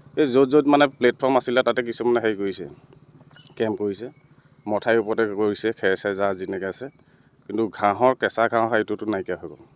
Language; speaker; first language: Assamese; native; Assamese